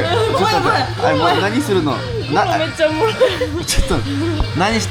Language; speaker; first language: Japanese; non-native, learner; Korean